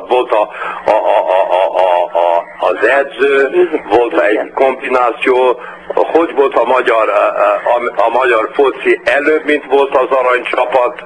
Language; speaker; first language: Hungarian; early bilingual, heritage; Portuguese